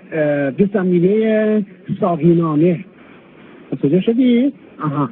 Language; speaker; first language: Persian; non-native, fluent; Chinese